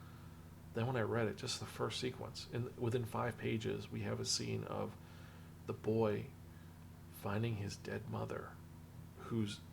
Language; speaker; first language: English; native; English